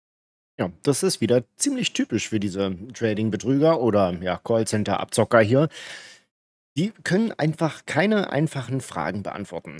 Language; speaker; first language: German; native; German